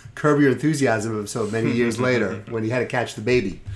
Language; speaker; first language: English; native; English